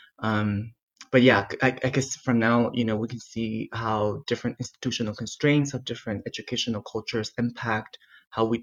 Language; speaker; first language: English; non-native, fluent; Chinese